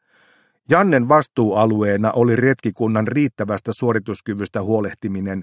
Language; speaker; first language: Finnish; native; Finnish